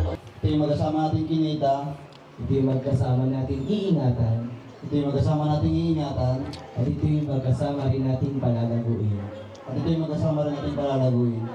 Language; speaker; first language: Filipino; native; Filipino